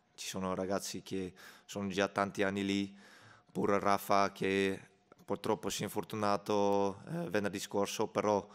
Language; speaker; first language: Italian; non-native, fluent; Dutch